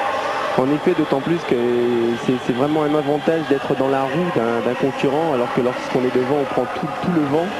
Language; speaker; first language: French; native; French